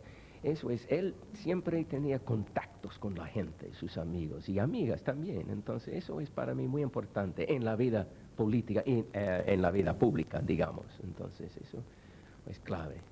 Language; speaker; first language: Spanish; non-native, fluent; English